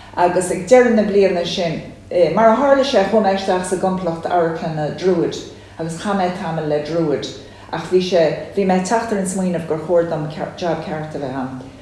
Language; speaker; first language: Irish; native; Irish